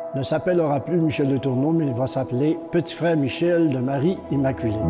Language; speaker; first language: French; native; French